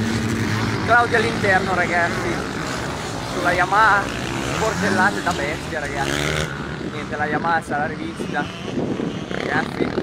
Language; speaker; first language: Italian; native; Italian